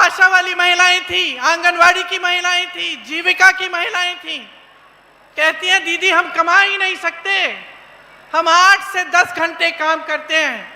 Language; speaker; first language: Hindi; native; Hindi